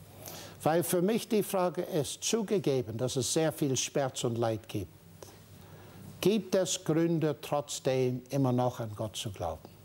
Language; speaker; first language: German; non-native, fluent; English